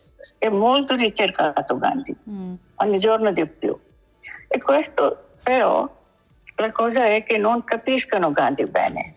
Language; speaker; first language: Italian; non-native, learner; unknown